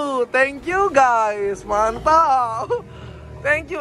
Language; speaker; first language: English; non-native, learner; Indonesian